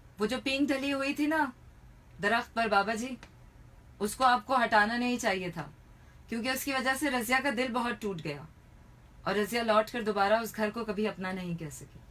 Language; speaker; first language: Urdu; native; Urdu